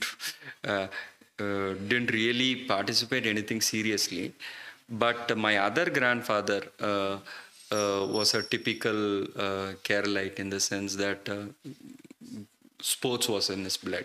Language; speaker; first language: English; non-native, local second language; Malayalam